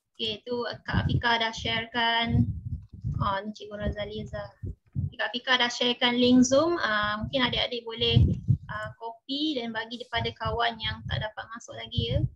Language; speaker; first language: Malay; native; Malay